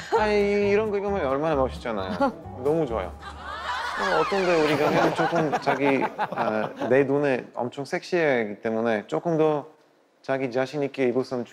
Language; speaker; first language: Korean; non-native, learner; Bulgarian